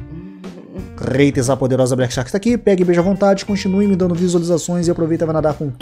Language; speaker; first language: Portuguese; native; Portuguese